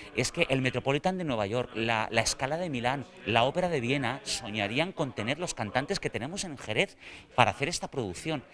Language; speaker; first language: Spanish; native; Spanish